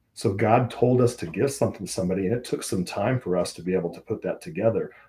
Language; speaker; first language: English; native; English